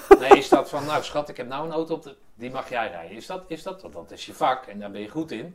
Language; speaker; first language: Dutch; native; Dutch